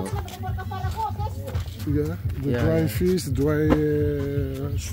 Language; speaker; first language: English; non-native, learner; Malagasy